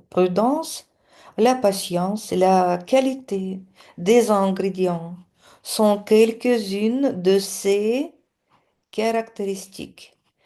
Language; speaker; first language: French; non-native, fluent; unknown